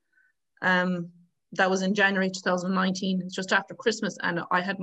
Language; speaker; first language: English; native; English